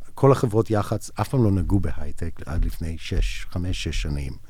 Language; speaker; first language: Hebrew; non-native, fluent; English